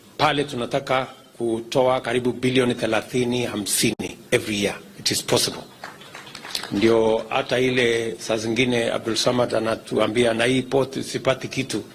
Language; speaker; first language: Swahili; non-native, local second language; Kalenjin